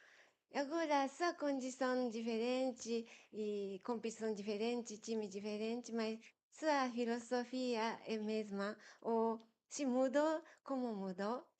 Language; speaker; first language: Portuguese; non-native, fluent; Japanese